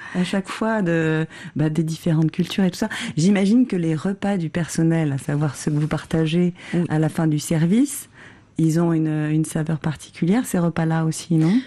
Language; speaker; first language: French; native; French